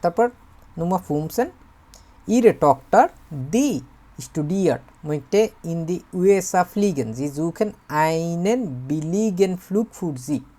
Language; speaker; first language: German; non-native, fluent; Bangla